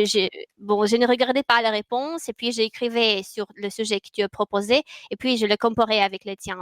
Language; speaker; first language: French; non-native, fluent; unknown